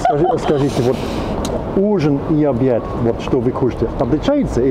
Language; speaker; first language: Russian; non-native, learner; English